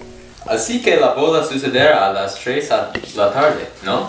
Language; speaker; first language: Spanish; non-native, learner; English